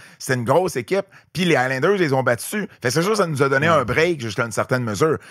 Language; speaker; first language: French; native; French